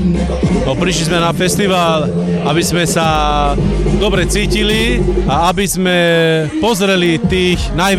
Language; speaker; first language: Slovak; non-native, local second language; Romany